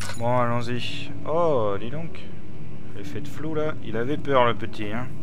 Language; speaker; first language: French; native; French